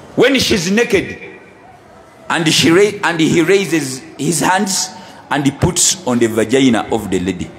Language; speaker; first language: English; non-native, local second language; Ganda